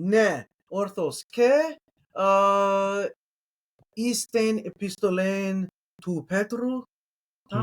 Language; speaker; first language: Greek; non-native, learner; English